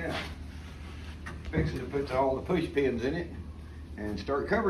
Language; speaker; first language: English; native; English